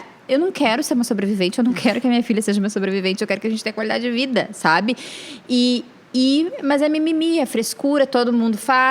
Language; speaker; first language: Portuguese; native; Portuguese